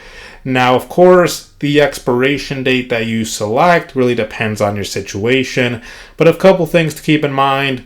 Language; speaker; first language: English; native; English